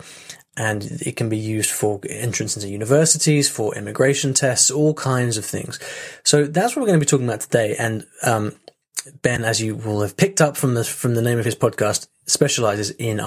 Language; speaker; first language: English; native; English